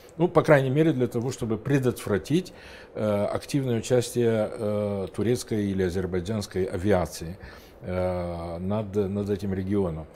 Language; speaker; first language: Russian; non-native, local second language; Romanian